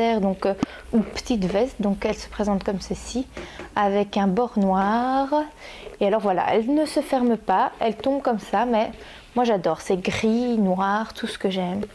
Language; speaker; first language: French; native; French